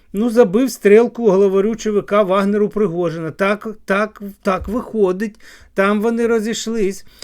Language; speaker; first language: Ukrainian; non-native, local second language; Russian